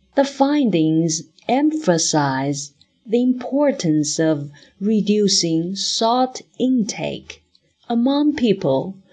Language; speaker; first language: English; non-native, fluent; Chinese